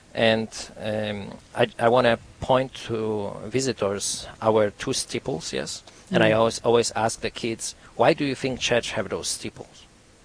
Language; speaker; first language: English; non-native, fluent; Polish